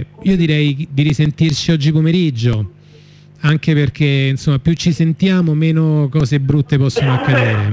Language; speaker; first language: Italian; native; Italian